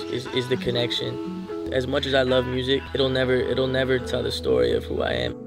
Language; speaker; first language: English; native; English